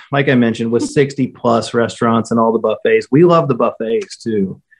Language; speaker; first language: English; native; English